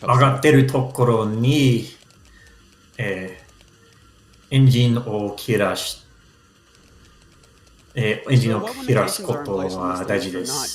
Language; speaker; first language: Japanese; non-native, learner; English